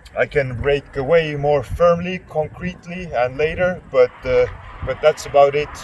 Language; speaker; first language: English; non-native, fluent; Estonian